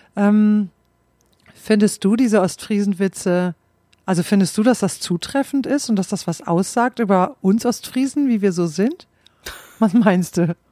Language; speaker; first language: German; native; German